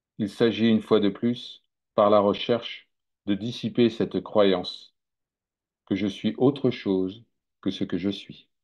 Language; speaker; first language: French; native; French